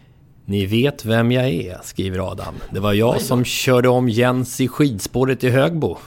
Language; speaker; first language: Swedish; native; Swedish